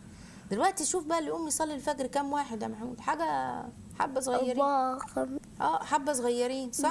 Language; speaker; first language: Arabic; native; Arabic